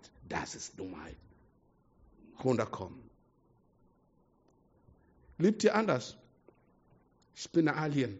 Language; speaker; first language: German; non-native, fluent; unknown